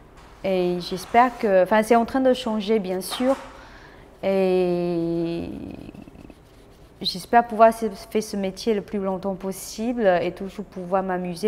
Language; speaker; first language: French; non-native, fluent; Chinese